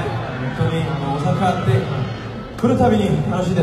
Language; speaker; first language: Japanese; non-native, fluent; Korean